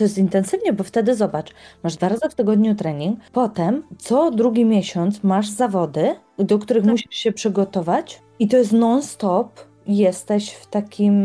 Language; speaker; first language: Polish; native; Polish